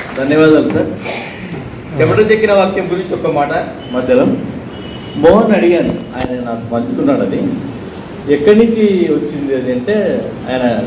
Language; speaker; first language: Telugu; native; Telugu